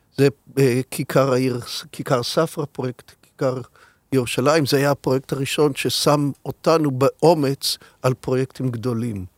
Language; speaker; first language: Hebrew; native; Hebrew